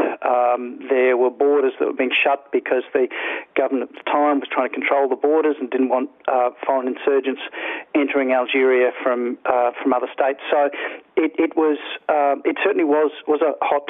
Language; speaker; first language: English; native; English